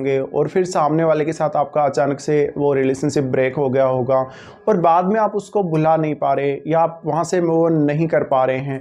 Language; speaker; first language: Hindi; native; Hindi